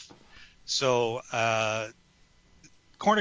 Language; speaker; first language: English; native; English